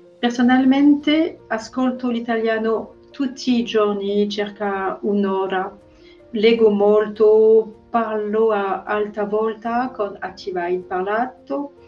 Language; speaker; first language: Italian; non-native, learner; French